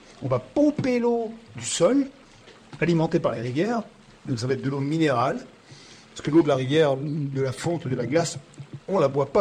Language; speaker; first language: French; native; French